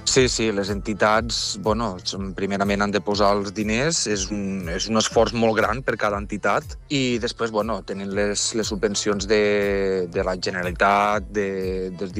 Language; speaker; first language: Catalan; native; Catalan